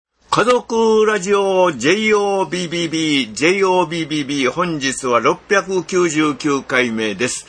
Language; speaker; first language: Japanese; native; Japanese